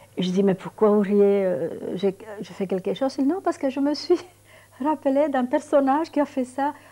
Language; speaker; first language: French; non-native, fluent; Spanish